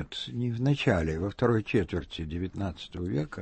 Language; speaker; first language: Russian; native; Russian